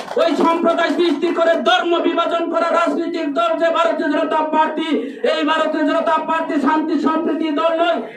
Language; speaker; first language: Bangla; non-native, local second language; Kok Borok